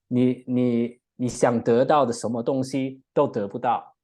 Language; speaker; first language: Chinese; non-native, learner; English